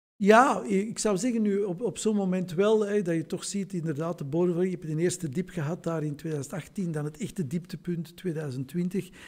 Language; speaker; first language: Dutch; native; Dutch